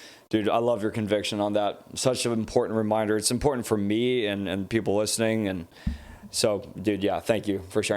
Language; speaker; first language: English; native; English